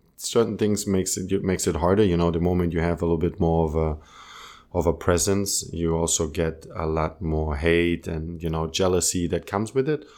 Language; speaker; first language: English; non-native, fluent; German